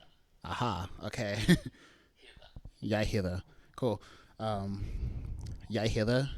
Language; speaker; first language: Danish; non-native, learner; English